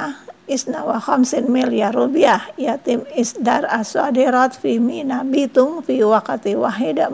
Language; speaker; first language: Arabic; non-native, fluent; Indonesian